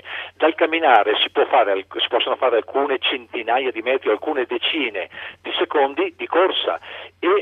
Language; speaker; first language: Italian; native; Italian